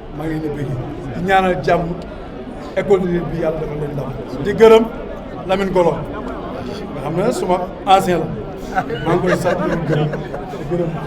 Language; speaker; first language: Wolof; native; Wolof